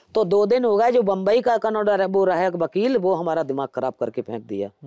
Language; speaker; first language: Hindi; native; Hindi